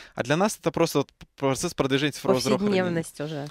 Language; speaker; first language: Russian; native; Russian